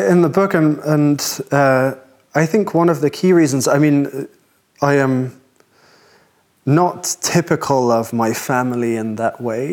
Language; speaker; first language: English; native; English